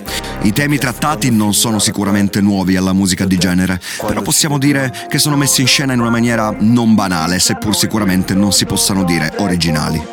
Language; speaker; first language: Italian; native; Italian